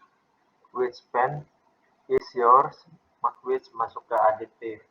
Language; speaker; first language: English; non-native, fluent; Indonesian